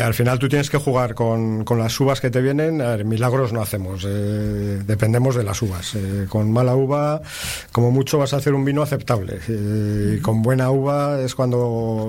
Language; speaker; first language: Spanish; native; Spanish